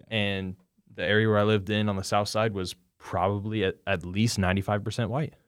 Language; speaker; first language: English; native; English